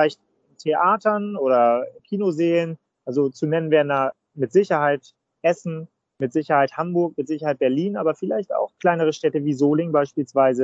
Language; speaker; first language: German; native; German